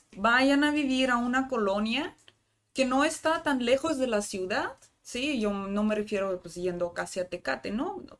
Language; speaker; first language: Spanish; non-native, fluent; Russian